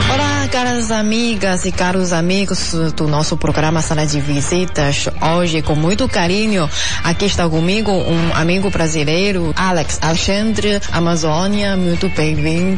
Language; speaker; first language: Portuguese; non-native, fluent; Chinese